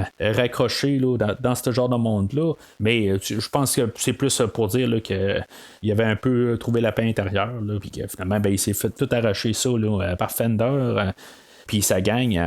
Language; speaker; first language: French; native; French